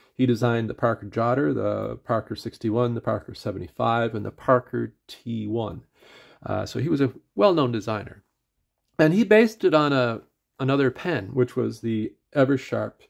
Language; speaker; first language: English; native; English